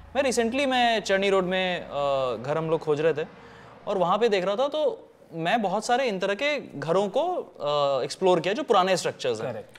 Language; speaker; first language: Hindi; native; Hindi